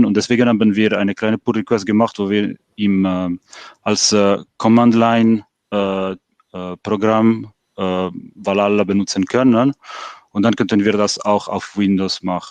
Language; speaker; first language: German; non-native, fluent; French